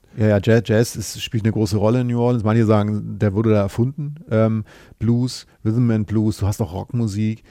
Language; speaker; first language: German; native; German